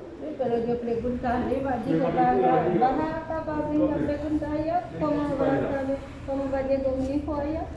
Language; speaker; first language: Spanish; non-native, learner; Haitian Creole